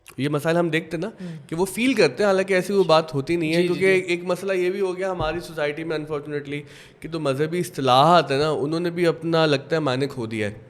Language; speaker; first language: Urdu; native; Urdu